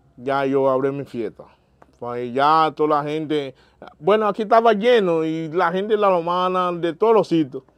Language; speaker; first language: Spanish; non-native, learner; Haitian Creole